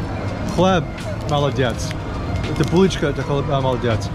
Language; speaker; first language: Russian; non-native, learner; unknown